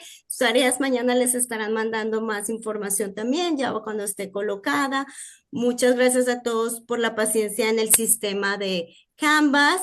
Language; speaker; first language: Spanish; native; Spanish